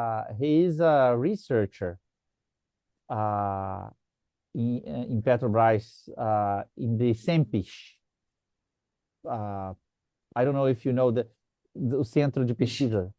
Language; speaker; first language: English; non-native, fluent; Portuguese